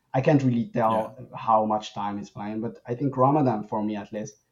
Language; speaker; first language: English; non-native, fluent; Arabic